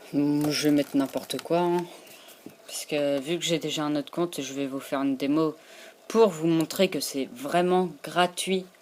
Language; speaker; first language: French; native; French